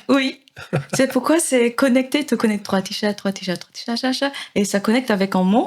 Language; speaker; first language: French; non-native, fluent; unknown